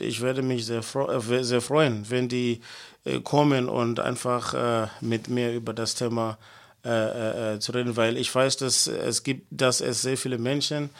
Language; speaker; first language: German; non-native, fluent; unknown